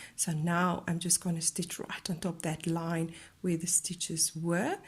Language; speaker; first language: English; non-native, local second language; Afrikaans